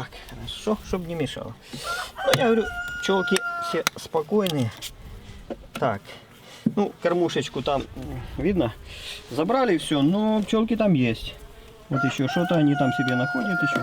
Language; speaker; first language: Russian; native; Russian